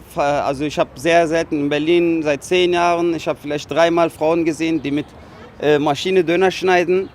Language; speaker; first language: German; non-native, fluent; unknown